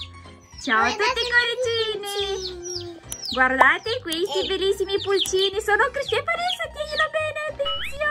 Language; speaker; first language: Italian; non-native, fluent; Romanian